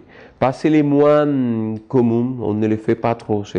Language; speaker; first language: French; non-native, fluent; Spanish